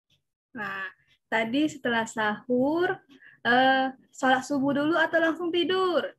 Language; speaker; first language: Indonesian; native; Indonesian